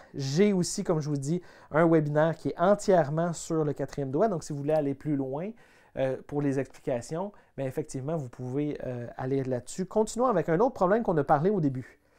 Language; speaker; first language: French; native; French